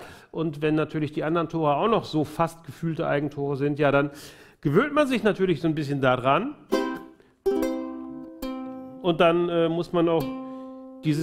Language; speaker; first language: German; native; German